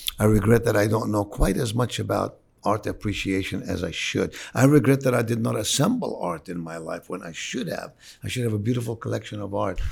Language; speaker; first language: English; non-native, fluent; Arabic